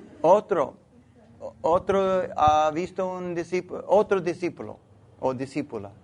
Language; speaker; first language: Spanish; non-native, learner; English